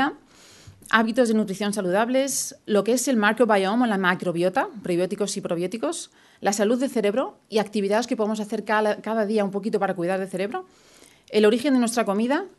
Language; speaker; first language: Spanish; native; Spanish